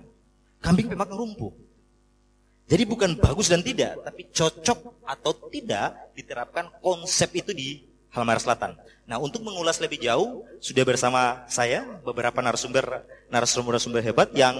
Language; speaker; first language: Indonesian; native; Indonesian